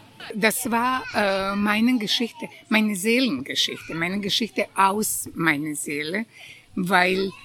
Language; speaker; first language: German; non-native, learner; Croatian